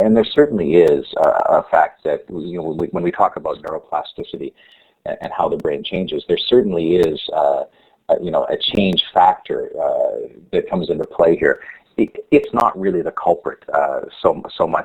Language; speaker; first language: English; native; English